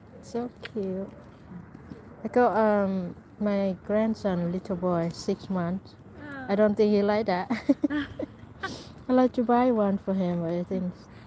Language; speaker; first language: English; non-native, learner; Thai